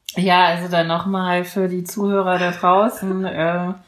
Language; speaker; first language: German; early bilingual, other home language; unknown